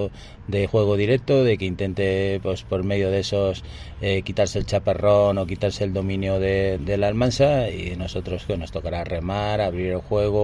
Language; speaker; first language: Spanish; native; Spanish